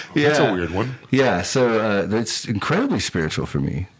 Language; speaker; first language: English; native; English